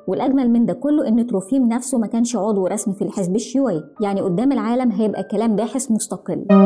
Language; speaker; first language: Arabic; native; Arabic